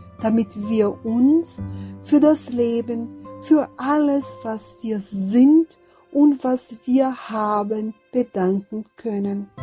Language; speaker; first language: German; non-native, fluent; Portuguese